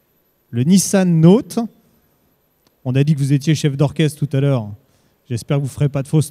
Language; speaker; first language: French; native; French